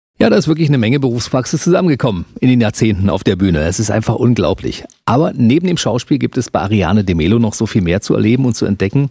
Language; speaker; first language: German; native; German